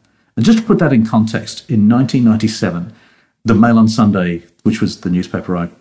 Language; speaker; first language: English; native; English